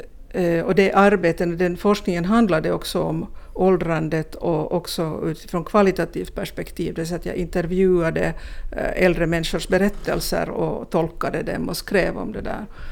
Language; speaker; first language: Swedish; native; Swedish